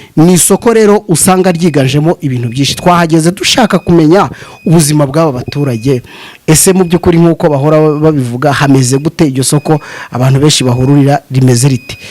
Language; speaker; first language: Kinyarwanda; native; Kinyarwanda